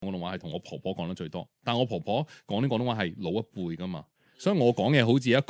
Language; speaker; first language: Cantonese; early bilingual, heritage; Cantonese